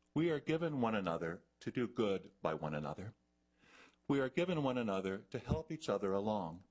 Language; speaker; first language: English; native; English